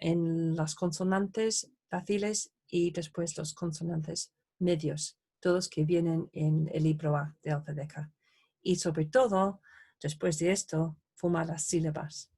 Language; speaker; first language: Spanish; non-native, fluent; English